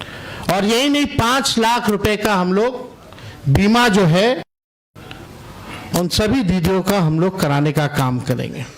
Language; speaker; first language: Hindi; native; Hindi